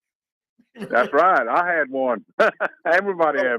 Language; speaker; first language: English; native; English